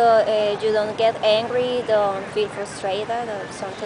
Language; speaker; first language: English; non-native, learner; Spanish